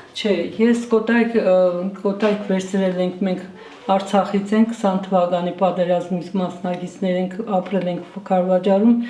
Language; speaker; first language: Armenian; native; Armenian